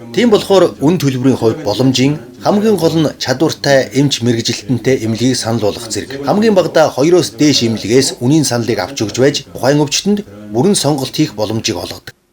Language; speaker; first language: Mongolian; non-native, fluent; Korean